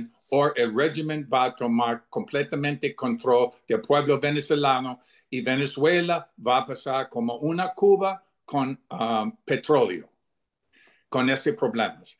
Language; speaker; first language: Spanish; non-native, fluent; English